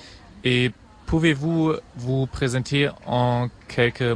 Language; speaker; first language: French; non-native, fluent; German